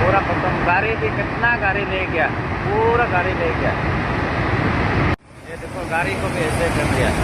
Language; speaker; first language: Hindi; non-native, local second language; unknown